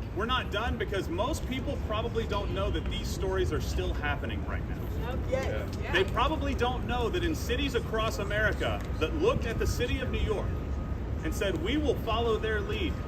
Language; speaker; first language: English; native; English